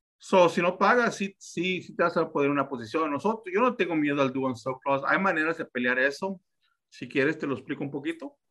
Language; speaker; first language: Spanish; early bilingual, heritage; Spanish